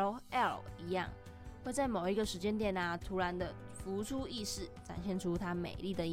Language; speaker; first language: Chinese; native; Chinese